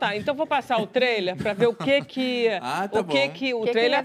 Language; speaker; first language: Portuguese; native; Portuguese